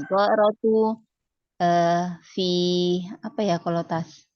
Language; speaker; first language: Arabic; non-native, learner; Indonesian